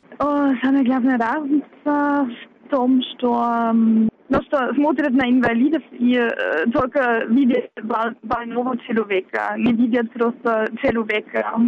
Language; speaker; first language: Russian; non-native, fluent; German